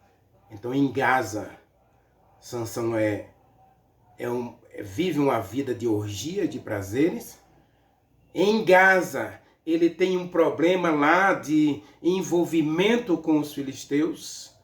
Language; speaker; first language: Portuguese; native; Portuguese